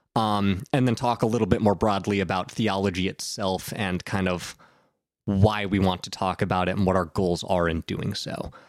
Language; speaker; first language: English; native; English